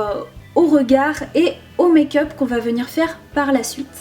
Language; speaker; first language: French; native; French